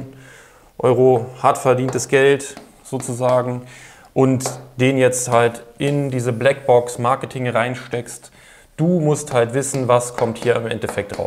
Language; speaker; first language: German; native; German